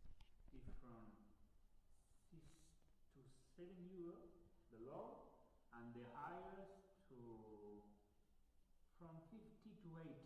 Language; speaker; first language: English; non-native, learner; Spanish